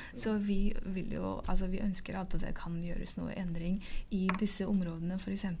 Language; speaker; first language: Norwegian; non-native, fluent; Uyghur